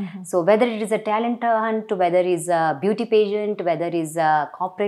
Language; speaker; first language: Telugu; non-native, local second language; Hindi